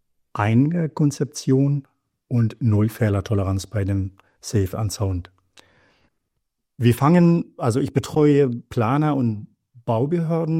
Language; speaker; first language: German; native; German